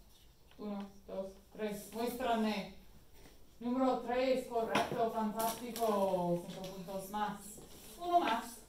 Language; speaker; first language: Spanish; non-native, fluent; English